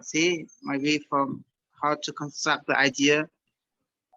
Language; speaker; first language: English; non-native, learner; Indonesian